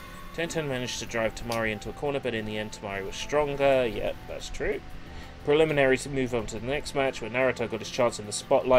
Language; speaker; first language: English; native; English